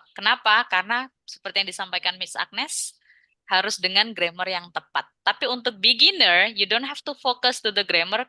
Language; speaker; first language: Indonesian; non-native, local second language; Javanese